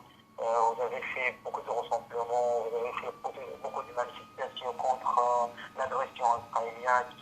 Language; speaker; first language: French; non-native, fluent; Arabic